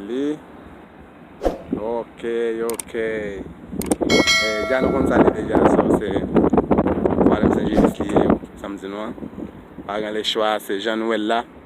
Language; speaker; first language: French; non-native, learner; Haitian Creole